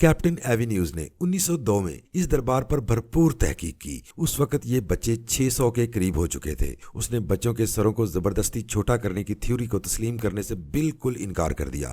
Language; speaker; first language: Urdu; native; Urdu